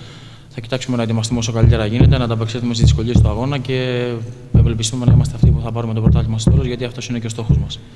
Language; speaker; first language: Greek; native; Greek